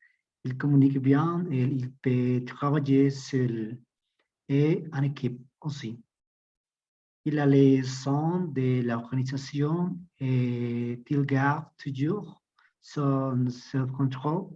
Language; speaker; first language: French; non-native, learner; Spanish